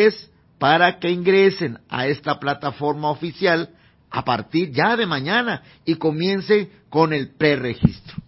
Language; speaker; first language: Spanish; native; Spanish